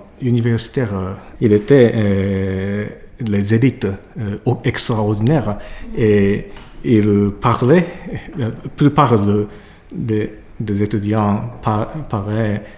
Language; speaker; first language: French; non-native, learner; Japanese